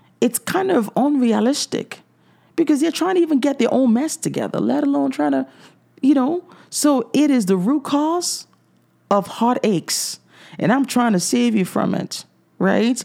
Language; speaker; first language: English; native; English